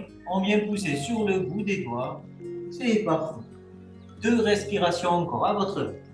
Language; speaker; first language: French; native; French